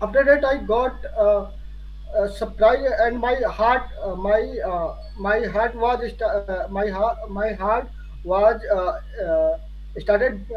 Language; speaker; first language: English; non-native, learner; Hindi